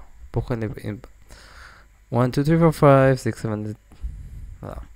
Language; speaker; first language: French; non-native, learner; English